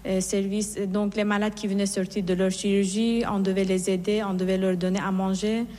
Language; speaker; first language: French; non-native, fluent; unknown